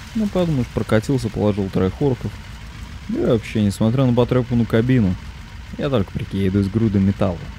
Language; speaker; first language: Russian; native; Russian